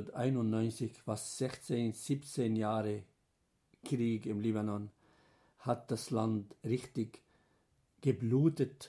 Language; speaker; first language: German; non-native, fluent; Arabic